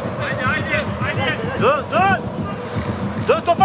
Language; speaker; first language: Turkish; native; Turkish